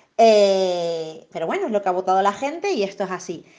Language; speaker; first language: Spanish; native; Spanish